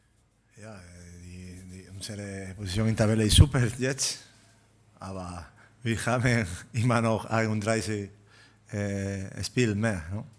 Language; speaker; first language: German; non-native, learner; Spanish